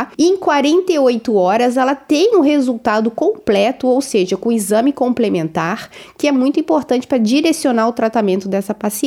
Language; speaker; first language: Portuguese; native; Portuguese